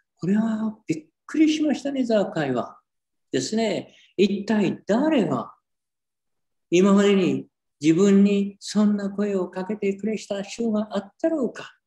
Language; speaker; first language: Japanese; native; Japanese